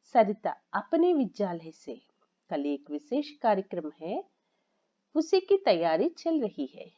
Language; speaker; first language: Hindi; non-native, local second language; Telugu